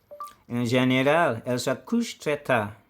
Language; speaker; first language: French; non-native, learner; English